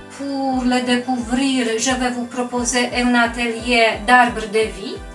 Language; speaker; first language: French; non-native, fluent; Polish